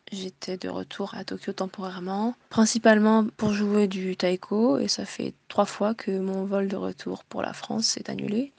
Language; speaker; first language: French; early bilingual, heritage; Japanese